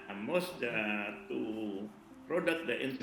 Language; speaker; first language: English; non-native, learner; Indonesian